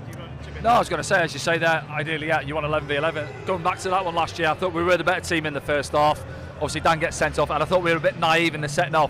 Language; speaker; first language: English; native; English